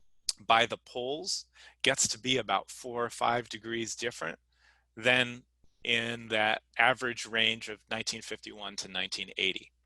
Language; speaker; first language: English; native; English